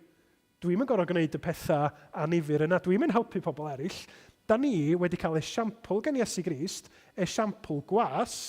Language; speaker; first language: Welsh; native; Welsh